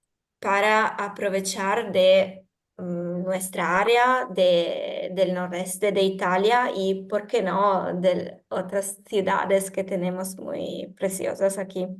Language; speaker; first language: Spanish; non-native, fluent; Italian